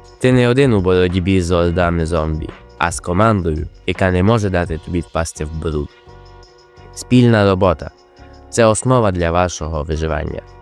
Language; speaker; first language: Ukrainian; native; Ukrainian